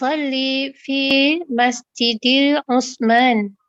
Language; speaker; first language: Arabic; non-native, learner; Malay